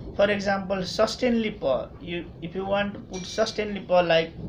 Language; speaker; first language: English; non-native, local second language; Nepali